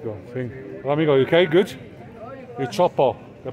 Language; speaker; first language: Spanish; non-native, learner; English